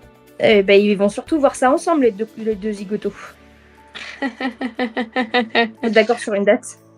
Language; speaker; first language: French; native; French